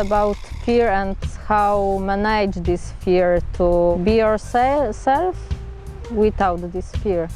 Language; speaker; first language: English; non-native, fluent; Polish